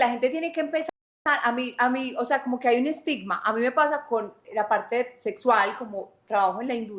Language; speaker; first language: Spanish; native; Spanish